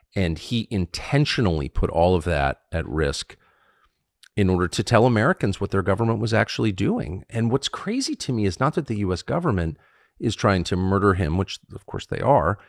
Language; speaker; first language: English; native; English